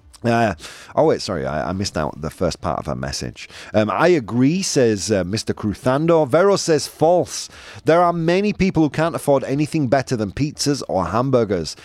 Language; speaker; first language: English; native; English